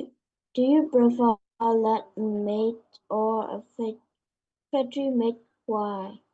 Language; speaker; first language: English; non-native, learner; Indonesian